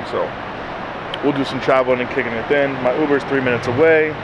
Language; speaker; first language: English; native; English